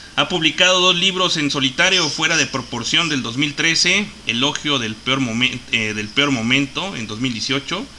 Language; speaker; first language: Spanish; native; Spanish